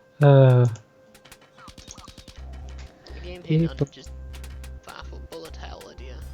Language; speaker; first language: Welsh; non-native, local second language; English